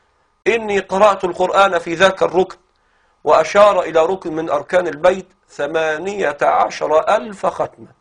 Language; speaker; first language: Arabic; native; Arabic